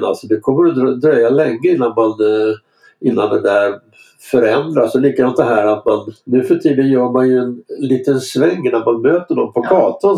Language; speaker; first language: Swedish; native; Swedish